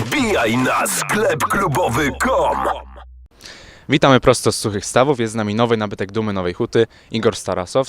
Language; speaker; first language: Polish; native; Polish